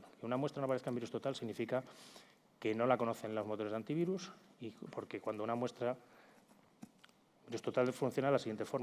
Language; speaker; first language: Spanish; native; Spanish